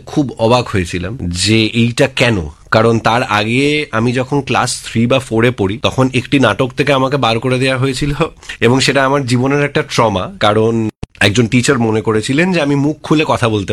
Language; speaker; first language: Bangla; native; Bangla